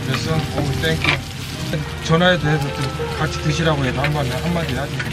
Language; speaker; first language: Korean; native; Korean